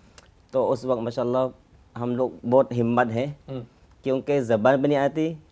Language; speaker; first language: Hindi; non-native, fluent; Khmer